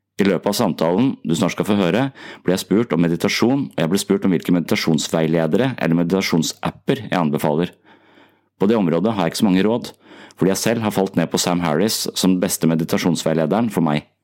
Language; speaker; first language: Norwegian; native; Norwegian